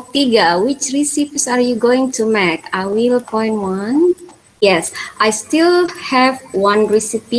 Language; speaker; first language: English; non-native, fluent; Indonesian